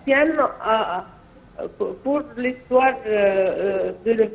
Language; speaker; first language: French; non-native, fluent; Arabic